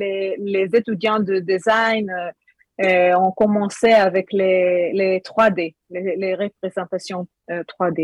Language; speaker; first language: French; non-native, learner; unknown